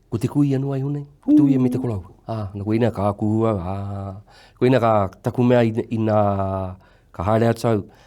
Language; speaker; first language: Māori; native; Māori